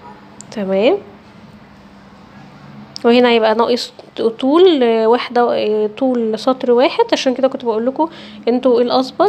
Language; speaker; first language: Arabic; native; Arabic